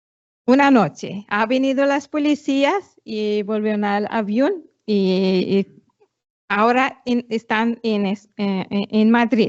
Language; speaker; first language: Spanish; non-native, fluent; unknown